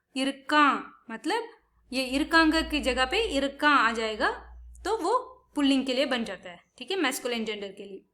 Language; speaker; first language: Hindi; non-native, local second language; Tamil